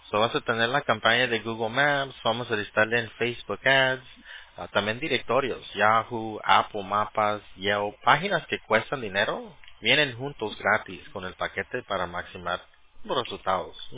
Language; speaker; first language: Spanish; early bilingual, heritage; Spanish